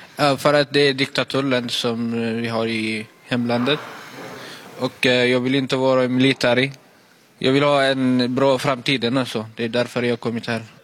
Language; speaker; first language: Swedish; non-native, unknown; Tigrinya